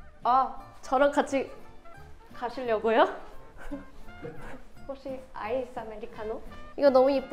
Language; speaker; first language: Korean; non-native, fluent; Thai